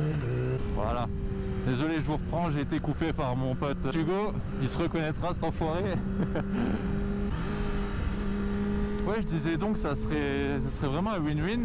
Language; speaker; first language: French; native; French